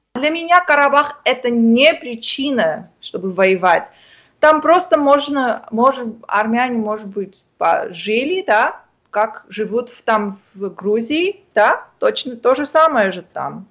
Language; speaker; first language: Russian; non-native, fluent; Armenian